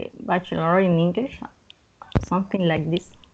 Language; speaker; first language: English; non-native, learner; Spanish